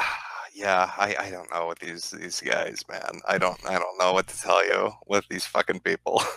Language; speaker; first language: English; native; English